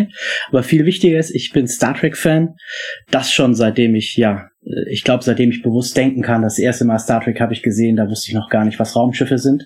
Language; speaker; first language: German; native; German